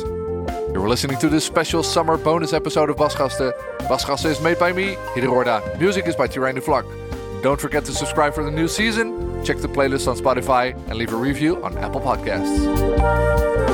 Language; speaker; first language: English; non-native, fluent; Dutch